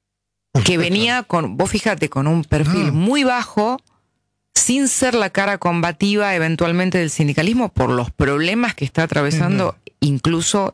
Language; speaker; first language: Spanish; native; Spanish